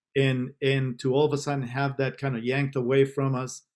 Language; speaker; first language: English; non-native, fluent; Spanish